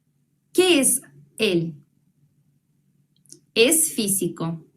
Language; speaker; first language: Spanish; non-native, fluent; Russian